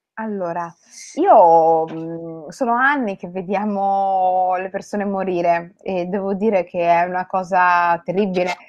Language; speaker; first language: Italian; early bilingual, other home language; Somali